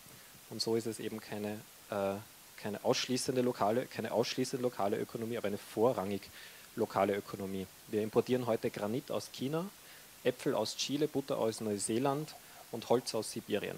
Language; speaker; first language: German; native; German